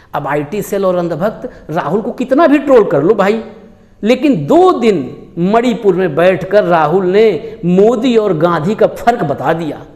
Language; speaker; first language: Hindi; native; Hindi